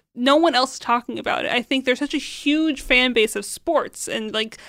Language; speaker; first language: English; early bilingual, other home language; Arabic